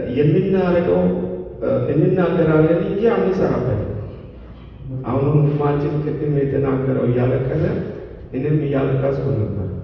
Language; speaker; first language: Amharic; non-native, local second language; Sidamo